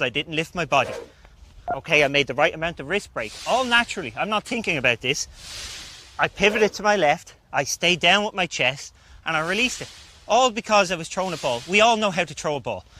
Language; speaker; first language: English; native; English